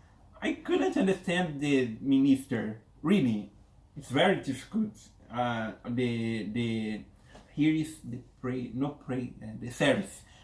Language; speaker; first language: English; non-native, learner; Portuguese